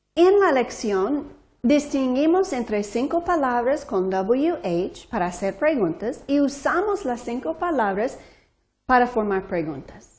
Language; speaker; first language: Spanish; non-native, fluent; English